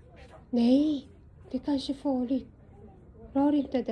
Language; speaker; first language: Swedish; non-native, learner; Uzbek